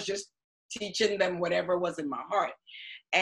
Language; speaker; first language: English; non-native, local second language; Akan